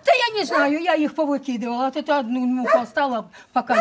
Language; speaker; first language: Russian; native; Russian